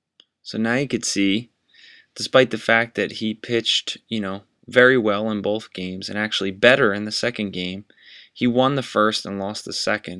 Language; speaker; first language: English; native; English